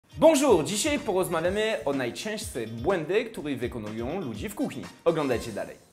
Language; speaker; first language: Polish; non-native, fluent; French